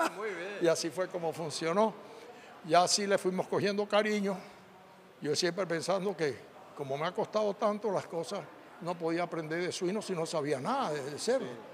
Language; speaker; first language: Spanish; native; Spanish